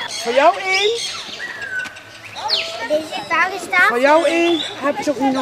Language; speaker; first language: Dutch; native; Dutch